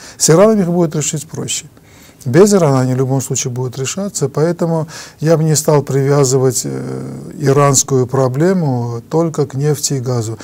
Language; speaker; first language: Russian; non-native, local second language; Armenian